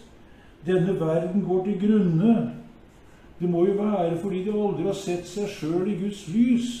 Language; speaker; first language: Norwegian; native; Norwegian